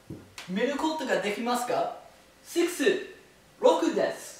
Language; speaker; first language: Japanese; non-native, learner; English